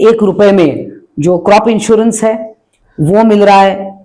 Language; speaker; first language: Hindi; non-native, local second language; Marathi